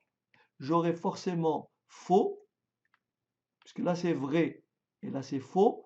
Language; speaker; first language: French; native; French